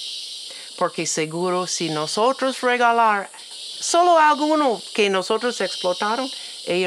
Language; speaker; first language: Spanish; non-native, learner; English